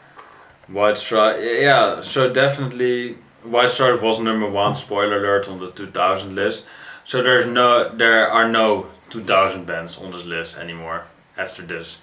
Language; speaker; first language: English; non-native, fluent; Dutch